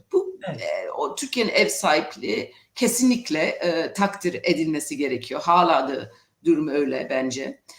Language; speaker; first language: Turkish; non-native, fluent; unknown